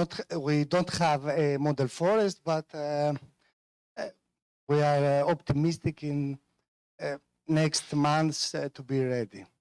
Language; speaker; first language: English; non-native, fluent; Greek